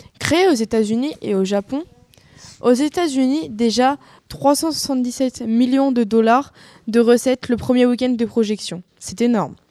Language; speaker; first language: French; native; French